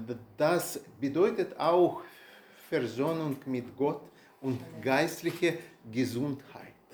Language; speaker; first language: German; non-native, learner; Russian